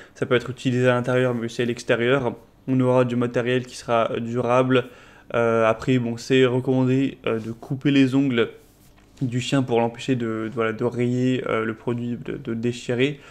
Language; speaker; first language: French; native; French